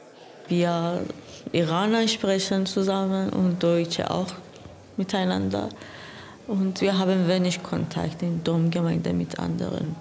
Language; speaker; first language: German; non-native, learner; Persian